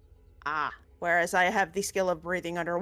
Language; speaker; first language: English; native; English